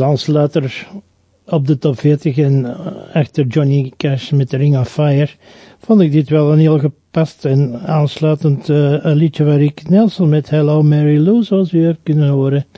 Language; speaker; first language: Dutch; native; Dutch